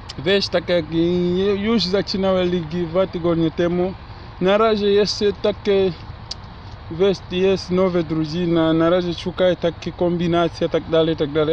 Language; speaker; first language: Polish; non-native, learner; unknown